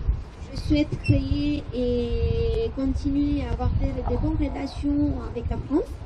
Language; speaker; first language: French; non-native, fluent; Romanian